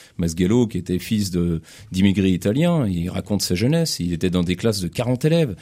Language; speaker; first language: French; native; French